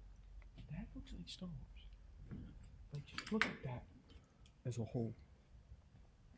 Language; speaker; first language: English; native; English